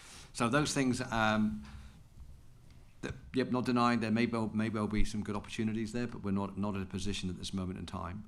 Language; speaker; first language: English; native; English